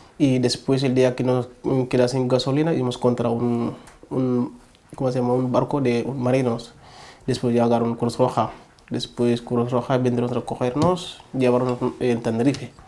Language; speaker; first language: Spanish; non-native, learner; Wolof